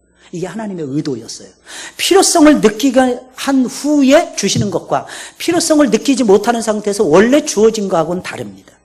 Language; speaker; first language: Korean; native; Korean